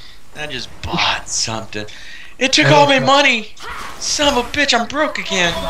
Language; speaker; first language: English; native; English